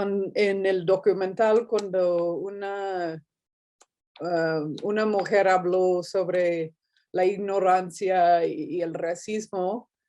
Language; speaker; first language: Spanish; non-native, fluent; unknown